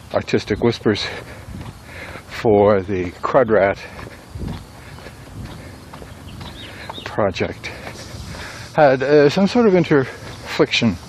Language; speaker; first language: English; native; English